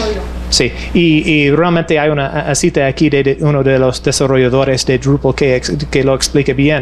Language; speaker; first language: Spanish; non-native, fluent; English